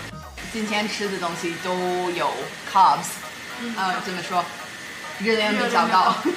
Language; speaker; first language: Chinese; non-native, fluent; English